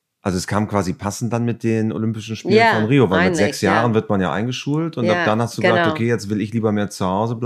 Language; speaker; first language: German; native; German